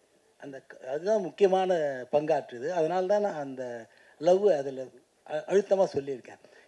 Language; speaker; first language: Tamil; native; Tamil